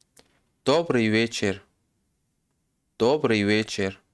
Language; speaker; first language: Russian; non-native, local second language; Tajik